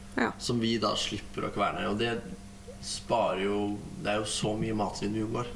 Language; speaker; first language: Norwegian; native; Norwegian